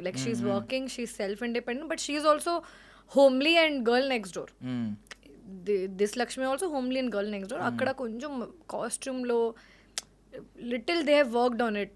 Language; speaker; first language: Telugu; non-native, learner; Hindi